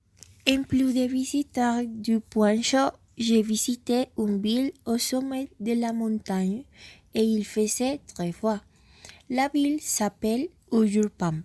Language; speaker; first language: French; non-native, learner; Spanish